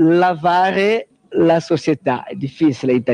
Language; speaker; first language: Italian; non-native, learner; Kongo